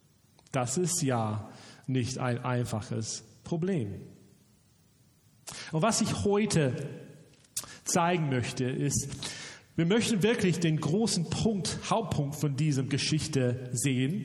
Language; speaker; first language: German; non-native, fluent; English